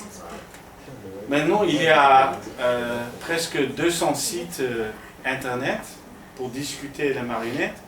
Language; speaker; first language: French; non-native, fluent; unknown